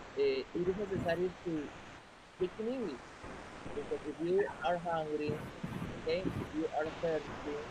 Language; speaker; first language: English; non-native, fluent; Spanish